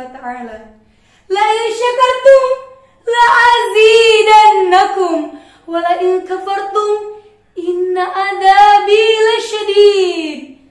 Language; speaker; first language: Arabic; non-native, learner; Indonesian